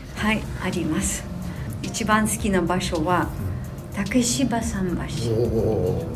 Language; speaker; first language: Japanese; non-native, fluent; Ukrainian